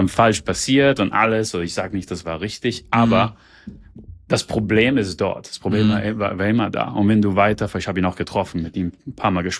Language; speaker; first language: German; early bilingual, heritage; German